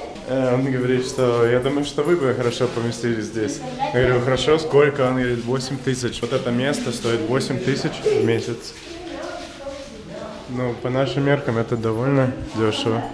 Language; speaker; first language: Russian; non-native, fluent; English